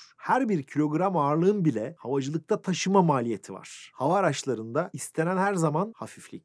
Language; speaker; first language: Turkish; native; Turkish